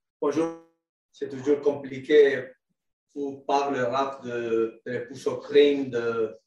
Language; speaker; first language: French; non-native, learner; Spanish